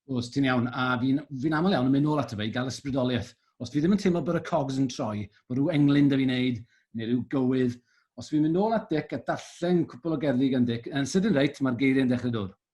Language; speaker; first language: Welsh; native; Welsh